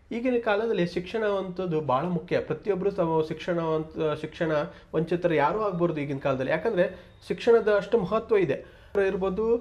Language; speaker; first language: Kannada; native; Kannada